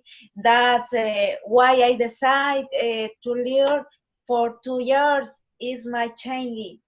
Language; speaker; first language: English; non-native, learner; Spanish